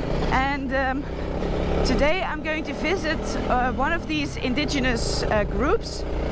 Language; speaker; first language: English; non-native, fluent; Dutch